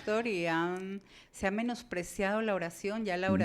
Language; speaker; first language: Spanish; native; Spanish